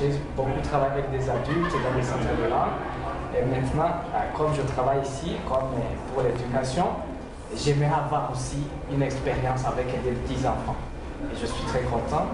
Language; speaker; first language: French; non-native, local second language; Rundi